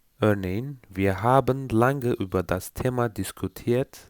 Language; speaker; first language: German; non-native, fluent; Turkish